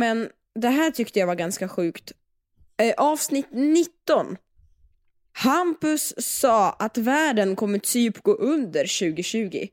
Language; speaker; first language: Swedish; native; Swedish